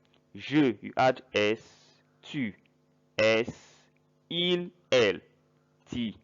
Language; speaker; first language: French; non-native, fluent; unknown